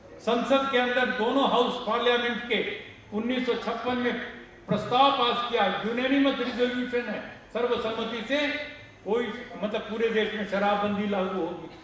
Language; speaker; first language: Hindi; non-native, local second language; Telugu